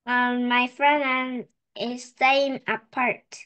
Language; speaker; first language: English; non-native, learner; Korean